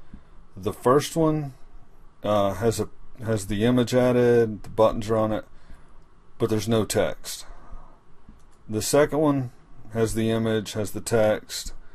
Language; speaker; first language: English; native; English